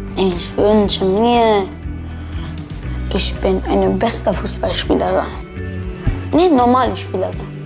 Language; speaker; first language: German; non-native, learner; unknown